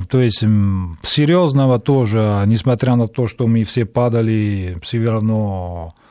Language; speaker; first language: Russian; non-native, fluent; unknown